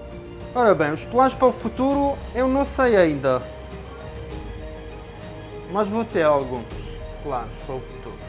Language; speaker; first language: Portuguese; non-native, fluent; Arabic